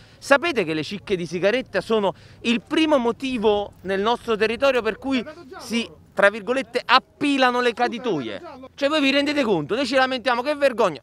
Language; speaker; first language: Italian; native; Italian